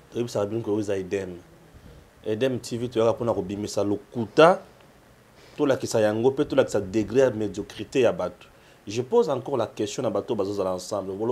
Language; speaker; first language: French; non-native, local second language; Lingala